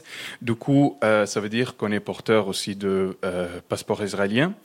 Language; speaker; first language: French; non-native, fluent; Arabic